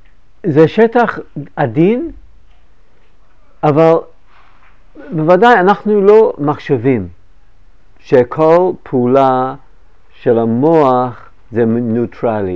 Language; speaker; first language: Hebrew; non-native, fluent; English